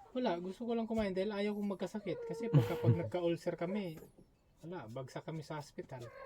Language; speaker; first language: Filipino; non-native, local second language; Cebuano